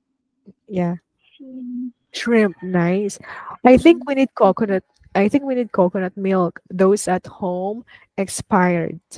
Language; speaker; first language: English; non-native, fluent; Vietnamese